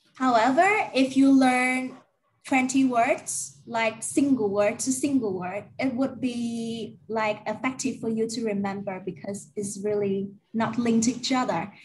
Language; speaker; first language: English; non-native, learner; Vietnamese